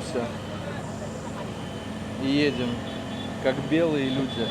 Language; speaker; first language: Russian; native; Russian